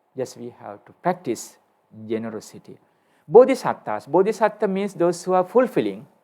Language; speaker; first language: English; non-native, local second language; Sinhala